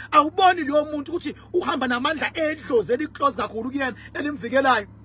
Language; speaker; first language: Zulu; native; Zulu